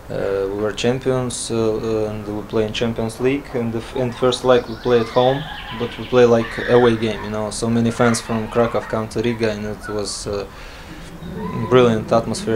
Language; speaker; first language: English; non-native, learner; Latvian